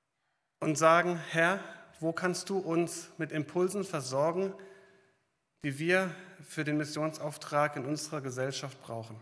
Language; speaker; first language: German; native; German